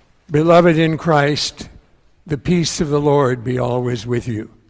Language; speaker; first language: English; native; English